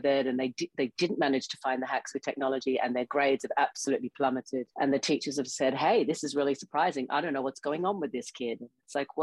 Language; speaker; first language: English; native; English